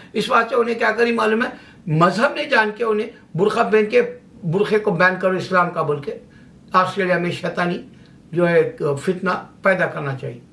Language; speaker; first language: Urdu; native; Urdu